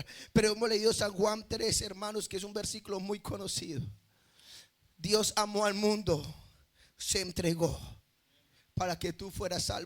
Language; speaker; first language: Spanish; native; Spanish